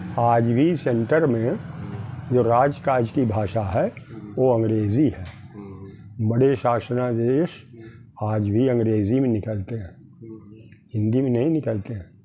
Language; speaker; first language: Hindi; native; Hindi